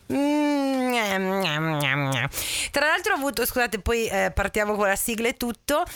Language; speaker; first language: Italian; native; Italian